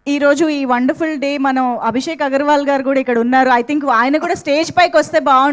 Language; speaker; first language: Telugu; native; Telugu